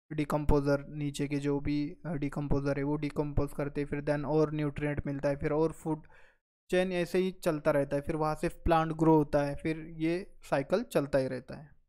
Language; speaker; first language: Hindi; non-native, local second language; Marathi